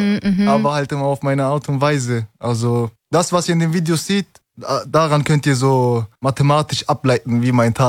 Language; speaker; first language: German; early bilingual, other home language; Turkish